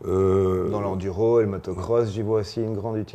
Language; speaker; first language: French; native; French